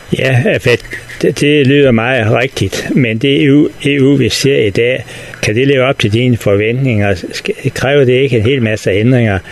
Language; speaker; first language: Danish; native; Danish